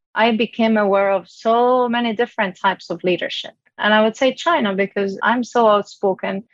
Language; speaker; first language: English; non-native, fluent; Spanish